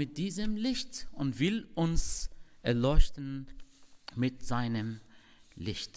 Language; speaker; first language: German; non-native, fluent; Arabic